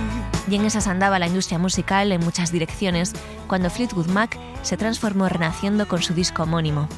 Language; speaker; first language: Spanish; native; Spanish